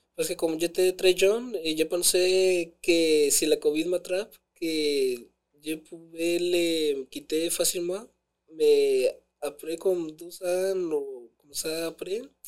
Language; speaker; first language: Spanish; native; Spanish